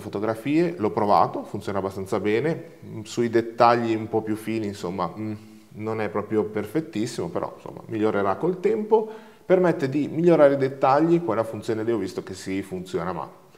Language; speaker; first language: Italian; native; Italian